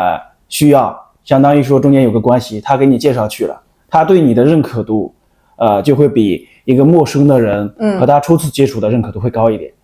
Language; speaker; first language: Chinese; native; Chinese